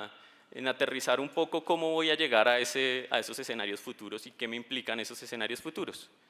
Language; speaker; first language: Spanish; native; Spanish